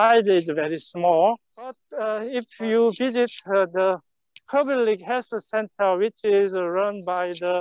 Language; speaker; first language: English; non-native, fluent; Korean